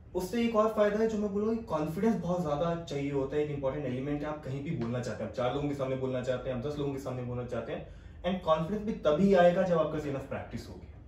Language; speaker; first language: Hindi; non-native, local second language; Punjabi